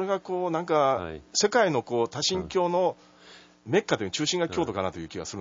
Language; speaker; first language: Japanese; native; Japanese